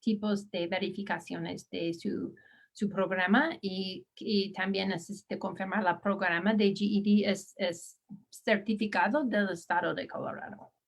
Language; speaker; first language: Spanish; non-native, learner; English